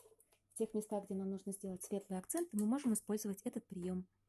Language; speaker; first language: Russian; native; Russian